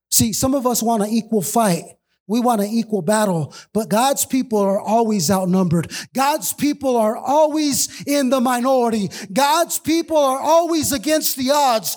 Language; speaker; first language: English; native; English